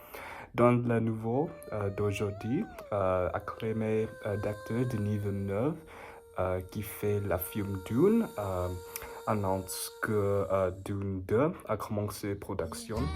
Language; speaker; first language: French; non-native, learner; English